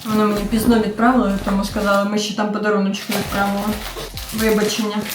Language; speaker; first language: Ukrainian; native; Ukrainian